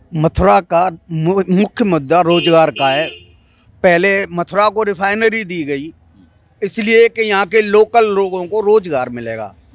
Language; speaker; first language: Hindi; native; Hindi